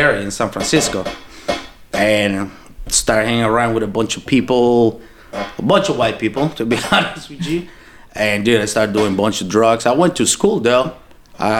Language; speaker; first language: English; non-native, fluent; Spanish